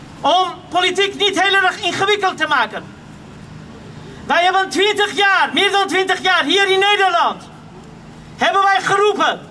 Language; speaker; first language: Dutch; non-native, fluent; Armenian